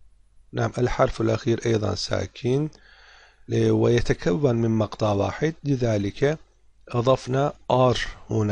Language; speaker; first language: Arabic; non-native, fluent; Turkish